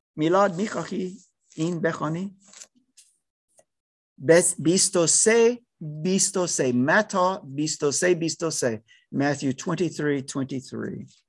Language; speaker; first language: Persian; non-native, learner; English